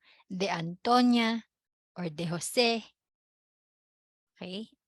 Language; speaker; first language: Spanish; non-native, fluent; Filipino